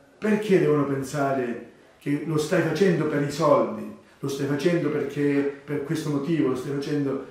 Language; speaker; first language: Italian; native; Italian